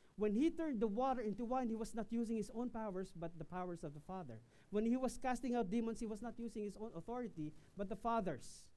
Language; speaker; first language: English; non-native, local second language; Filipino